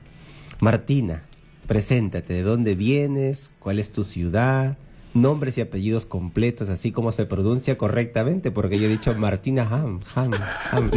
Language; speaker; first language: Spanish; native; Spanish